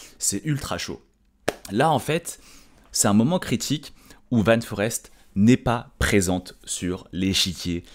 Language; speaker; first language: French; native; French